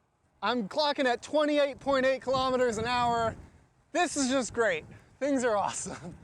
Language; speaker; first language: English; native; English